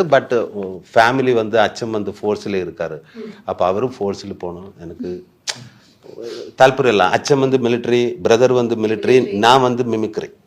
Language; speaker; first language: Tamil; non-native, learner; Malayalam